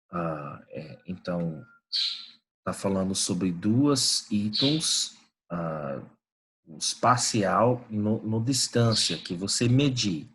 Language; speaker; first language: Portuguese; non-native, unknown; English